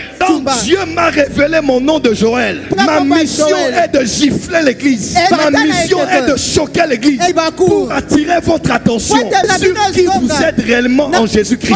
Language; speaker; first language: French; non-native, local second language; Lingala